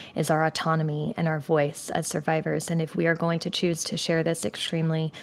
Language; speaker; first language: English; native; English